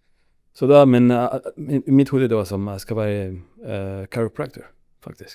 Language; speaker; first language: Norwegian; non-native, learner; Arabic